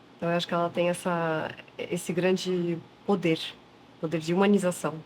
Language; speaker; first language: Portuguese; non-native, fluent; French